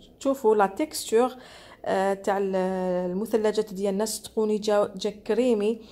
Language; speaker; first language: Arabic; native; Arabic